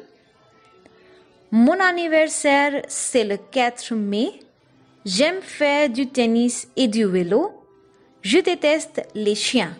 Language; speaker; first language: French; non-native, fluent; Hindi